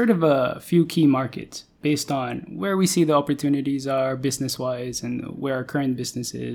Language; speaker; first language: English; non-native, local second language; Filipino